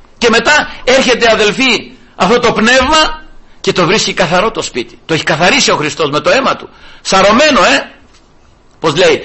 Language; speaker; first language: Greek; early bilingual, heritage; Greek